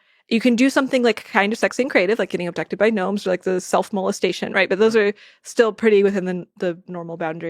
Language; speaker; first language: English; native; English